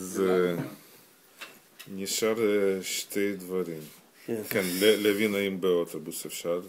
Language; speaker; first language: Hebrew; non-native, fluent; Russian